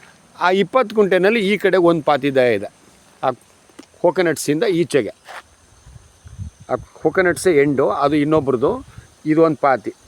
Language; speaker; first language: Kannada; native; Kannada